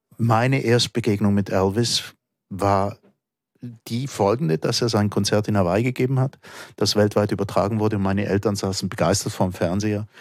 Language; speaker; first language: German; native; German